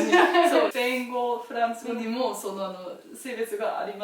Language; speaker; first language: Japanese; non-native, learner; German